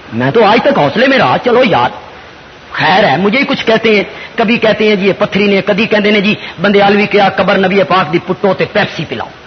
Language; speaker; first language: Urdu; non-native, local second language; Punjabi